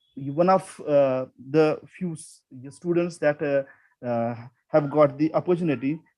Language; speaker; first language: English; non-native, local second language; Marathi